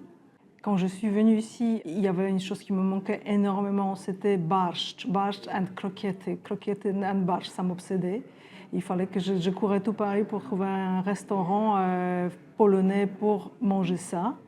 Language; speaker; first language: French; non-native, fluent; Polish